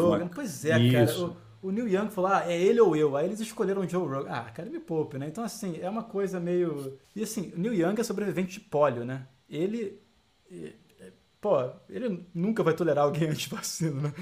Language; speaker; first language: Portuguese; native; Portuguese